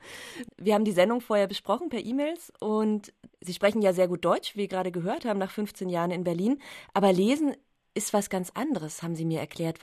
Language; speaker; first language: German; native; German